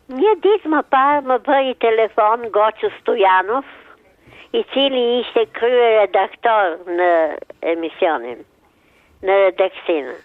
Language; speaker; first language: Albanian; early bilingual, heritage; Albanian